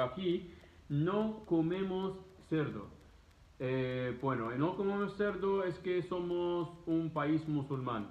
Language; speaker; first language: Spanish; non-native, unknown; Arabic